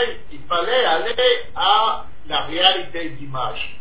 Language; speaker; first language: French; non-native, fluent; English